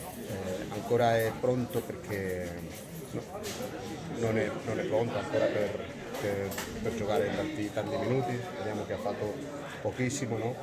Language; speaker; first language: Italian; non-native, fluent; Spanish